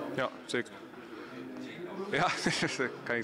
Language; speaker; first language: Dutch; non-native, learner; German